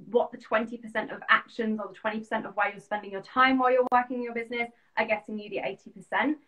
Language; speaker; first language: English; native; English